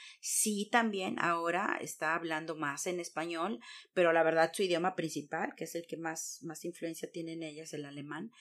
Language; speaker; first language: Spanish; native; Spanish